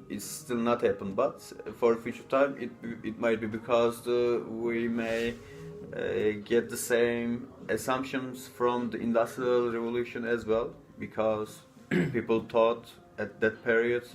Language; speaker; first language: English; non-native, fluent; Turkish